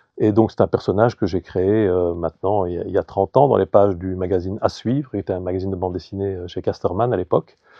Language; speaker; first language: French; native; French